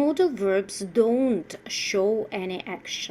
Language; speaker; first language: English; non-native, fluent; Russian